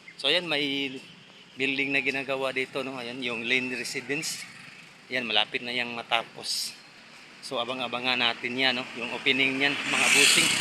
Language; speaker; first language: Filipino; non-native, local second language; Cebuano